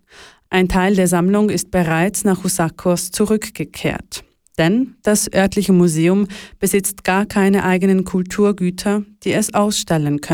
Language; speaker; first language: German; native; German